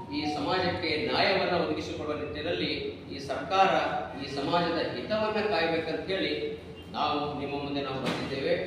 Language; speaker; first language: Kannada; non-native, local second language; Lambadi